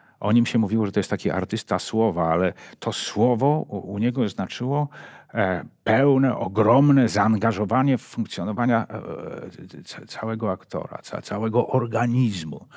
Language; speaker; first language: Polish; native; Polish